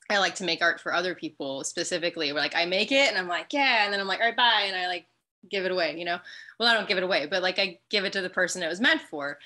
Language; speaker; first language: English; native; English